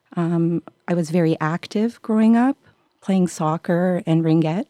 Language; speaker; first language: English; native; English